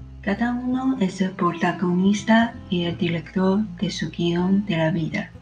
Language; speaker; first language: Spanish; non-native, learner; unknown